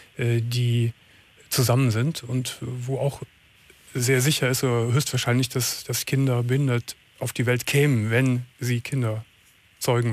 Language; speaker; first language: German; native; German